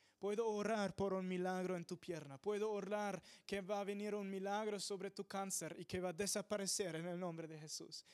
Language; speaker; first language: Spanish; non-native, fluent; English